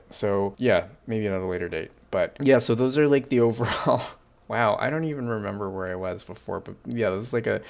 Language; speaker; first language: English; early bilingual, other home language; Chinese